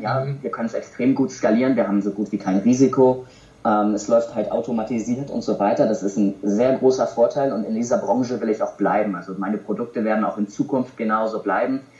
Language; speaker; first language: German; native; German